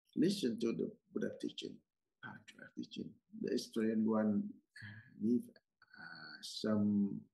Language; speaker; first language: English; non-native, learner; Vietnamese